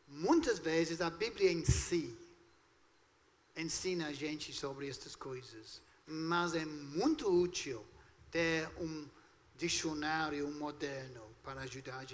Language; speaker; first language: Portuguese; non-native, fluent; English